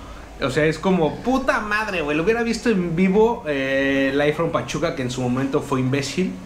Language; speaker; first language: Spanish; native; Spanish